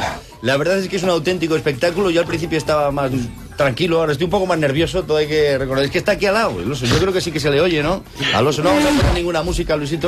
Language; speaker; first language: Spanish; native; Spanish